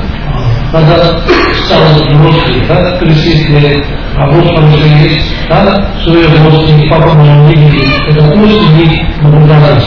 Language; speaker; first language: Russian; non-native, learner; Tibetan